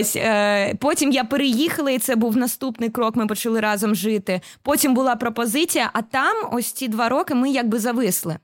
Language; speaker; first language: Ukrainian; non-native, local second language; Russian